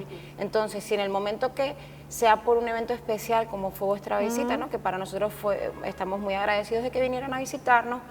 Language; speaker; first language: Spanish; native; Spanish